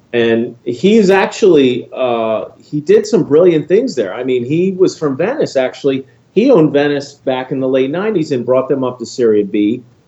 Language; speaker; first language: English; native; English